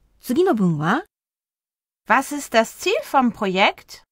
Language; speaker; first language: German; non-native, fluent; Japanese